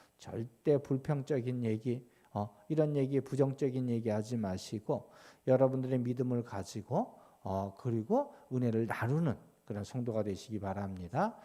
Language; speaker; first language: Korean; native; Korean